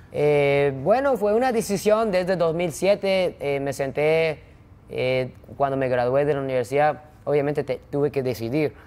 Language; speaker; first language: Spanish; non-native, fluent; Japanese